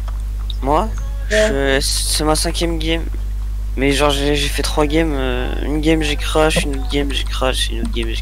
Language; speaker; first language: French; native; French